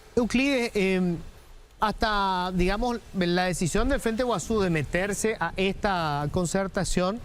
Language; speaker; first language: Spanish; native; Spanish